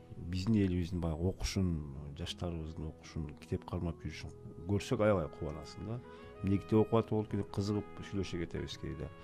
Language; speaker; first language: Kyrgyz; native; Kyrgyz